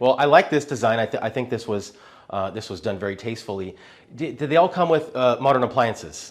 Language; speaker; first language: English; native; English